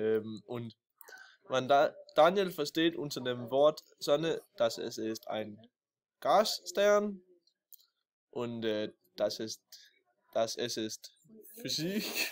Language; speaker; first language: German; non-native, learner; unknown